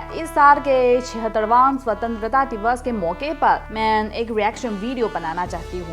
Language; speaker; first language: Hindi; non-native, fluent; Chinese